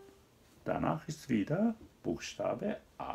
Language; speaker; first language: German; non-native, learner; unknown